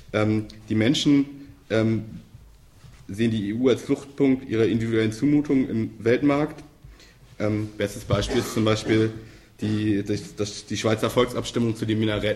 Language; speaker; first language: German; native; German